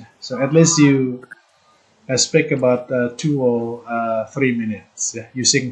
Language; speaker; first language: English; non-native, fluent; Indonesian